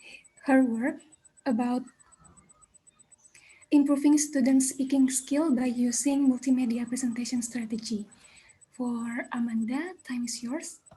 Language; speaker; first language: English; non-native, learner; Indonesian